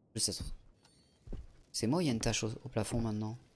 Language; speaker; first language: French; native; French